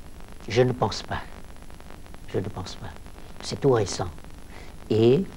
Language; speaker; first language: French; non-native, local second language; Vietnamese